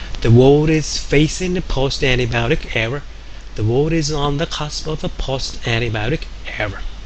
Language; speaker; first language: English; non-native, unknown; Japanese